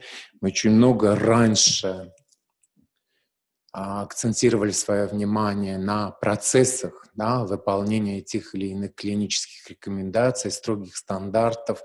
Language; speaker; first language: Russian; native; Russian